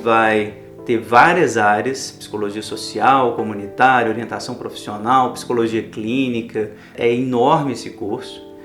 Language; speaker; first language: Portuguese; native; Portuguese